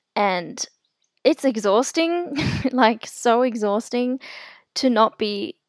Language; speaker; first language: English; native; English